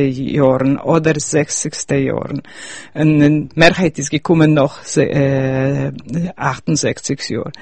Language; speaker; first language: German; early bilingual, heritage; Yiddish